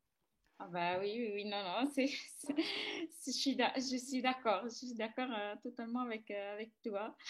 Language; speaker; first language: French; non-native, fluent; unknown